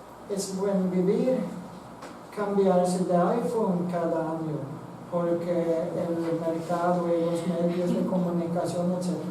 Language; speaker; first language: Spanish; non-native, fluent; Swedish